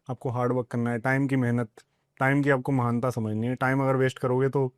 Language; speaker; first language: Hindi; non-native, local second language; Punjabi